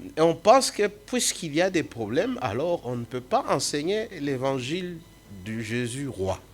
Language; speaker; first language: French; non-native, local second language; Swahili